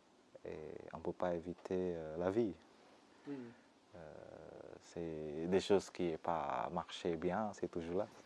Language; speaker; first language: French; non-native, fluent; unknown